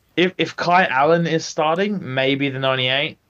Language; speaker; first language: English; native; English